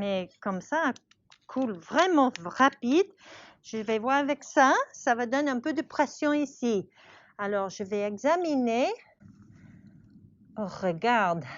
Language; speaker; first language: French; non-native, learner; English